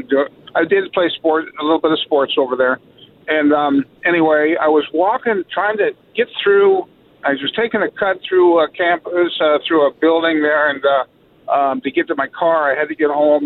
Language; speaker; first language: English; native; English